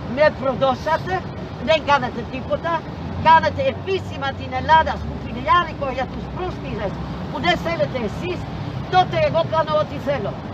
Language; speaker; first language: Greek; non-native, fluent; Dutch